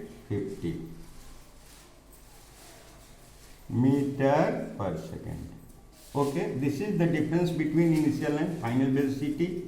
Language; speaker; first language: English; non-native, local second language; Hindi